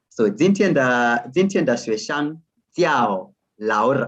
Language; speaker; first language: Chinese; non-native, fluent; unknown